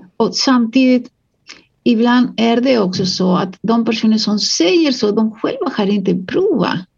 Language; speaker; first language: Swedish; non-native, fluent; Spanish